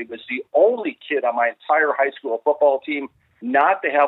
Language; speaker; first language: English; native; English